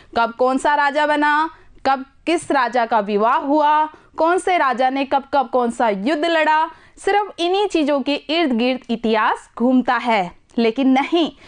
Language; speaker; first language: Hindi; native; Hindi